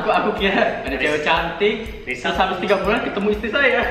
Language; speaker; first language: Indonesian; native; Indonesian